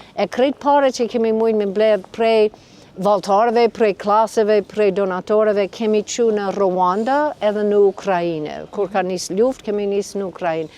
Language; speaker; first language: Albanian; non-native, fluent; English